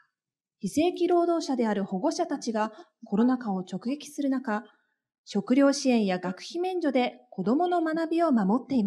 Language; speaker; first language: Japanese; native; Japanese